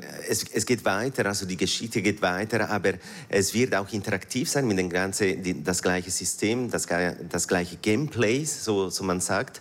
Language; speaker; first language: German; non-native, fluent; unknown